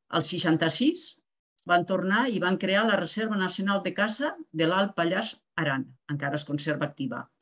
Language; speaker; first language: Catalan; non-native, local second language; Spanish